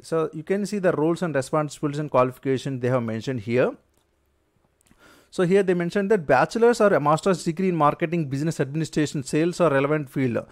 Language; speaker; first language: English; non-native, local second language; Telugu